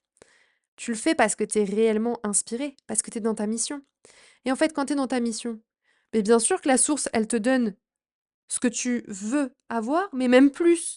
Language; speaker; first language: French; native; French